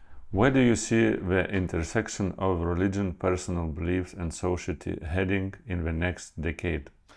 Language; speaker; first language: English; non-native, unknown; Lithuanian